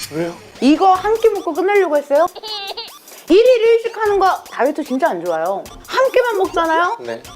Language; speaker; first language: Korean; native; Korean